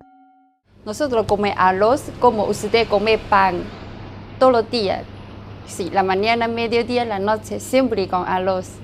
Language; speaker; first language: Spanish; non-native, learner; Chinese